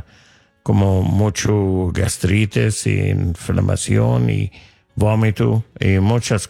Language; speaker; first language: Spanish; non-native, fluent; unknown